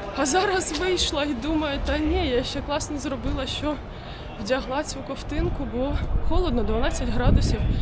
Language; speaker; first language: Ukrainian; native; Ukrainian